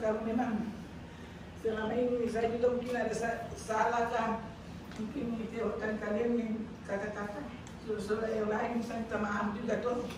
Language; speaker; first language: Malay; non-native, local second language; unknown